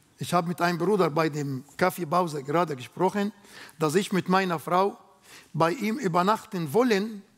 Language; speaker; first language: German; non-native, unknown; Arabic